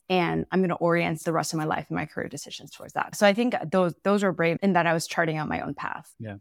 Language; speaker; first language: English; native; English